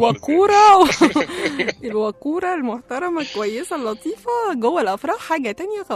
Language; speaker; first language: Arabic; native; Arabic